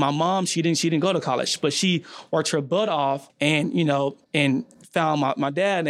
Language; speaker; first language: English; native; English